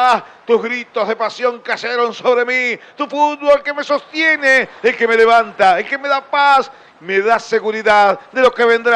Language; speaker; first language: Spanish; native; Spanish